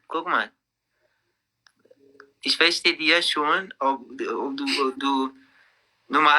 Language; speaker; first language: German; non-native, learner; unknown